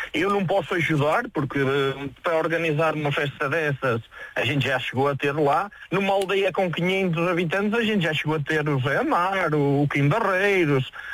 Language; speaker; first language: Portuguese; native; Portuguese